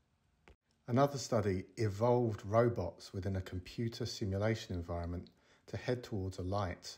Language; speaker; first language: English; native; English